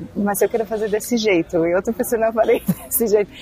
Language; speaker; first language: Portuguese; non-native, fluent; English